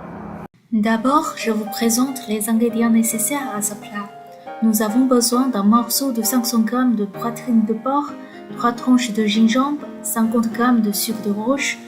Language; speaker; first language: French; non-native, fluent; Chinese